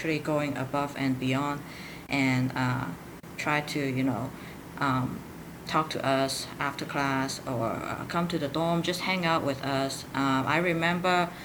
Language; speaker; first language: English; non-native, local second language; Cantonese